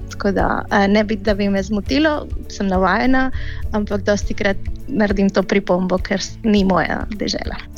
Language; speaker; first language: Slovenian; early bilingual, heritage; Slovenian